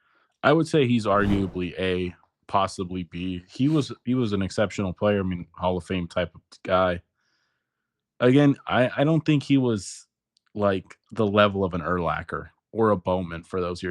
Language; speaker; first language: English; native; English